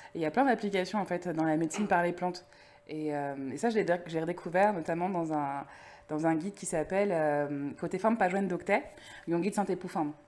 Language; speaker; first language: French; native; French